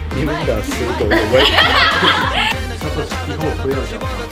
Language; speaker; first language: Chinese; non-native, fluent; Japanese